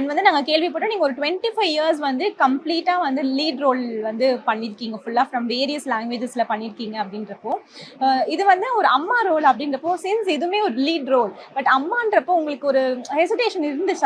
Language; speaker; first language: Tamil; native; Tamil